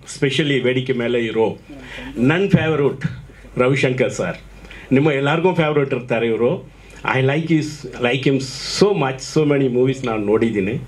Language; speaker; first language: Kannada; non-native, learner; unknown